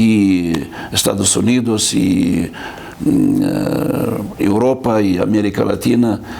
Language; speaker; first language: Spanish; non-native, fluent; Russian